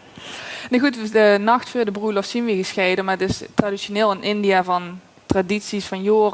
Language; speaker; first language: Dutch; native; Dutch